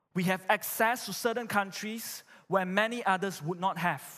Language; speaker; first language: English; non-native, local second language; Chinese